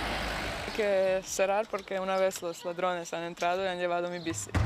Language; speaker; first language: Spanish; non-native, fluent; Serbian